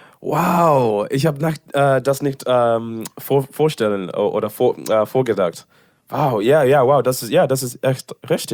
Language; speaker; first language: German; non-native, learner; English